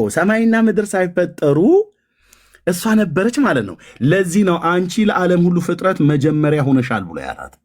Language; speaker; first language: Amharic; native; Amharic